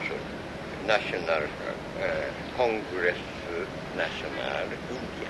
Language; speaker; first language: English; non-native, learner; Japanese